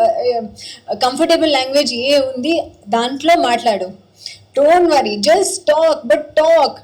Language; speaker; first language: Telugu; non-native, learner; Hindi